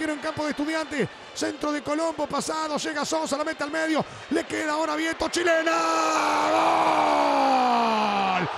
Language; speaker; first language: Spanish; native; Spanish